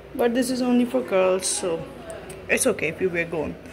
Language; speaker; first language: English; non-native, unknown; Korean